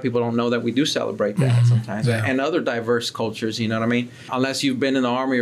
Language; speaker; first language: English; early bilingual, other home language; Spanish